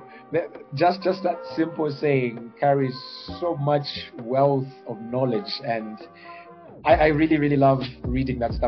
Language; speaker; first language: English; non-native, local second language; Bemba